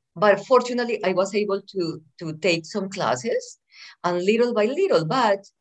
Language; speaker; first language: English; non-native, fluent; Spanish